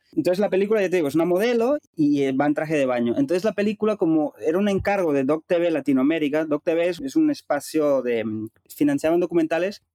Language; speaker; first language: Spanish; native; Spanish